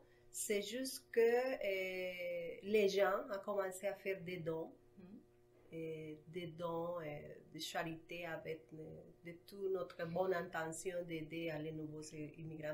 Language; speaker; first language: French; non-native, fluent; Spanish